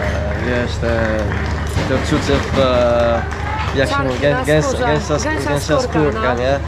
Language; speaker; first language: Polish; non-native, fluent; Italian